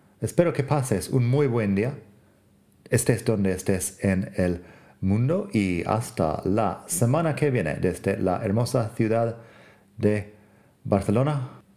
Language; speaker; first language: Spanish; non-native, fluent; English